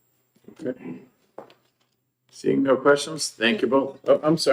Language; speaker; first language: English; native; English